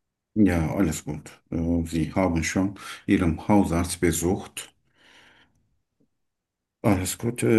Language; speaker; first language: German; non-native, learner; Turkish